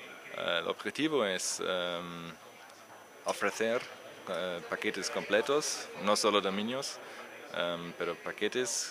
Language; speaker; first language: Spanish; non-native, learner; German